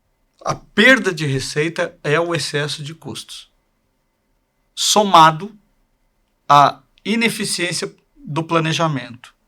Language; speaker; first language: Portuguese; native; Portuguese